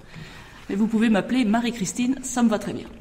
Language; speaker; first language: French; native; French